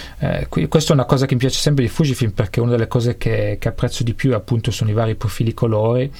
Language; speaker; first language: Italian; native; Italian